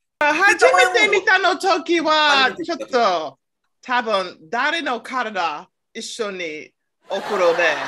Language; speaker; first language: Japanese; non-native, learner; English